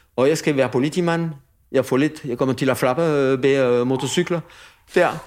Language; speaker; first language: Danish; non-native, fluent; French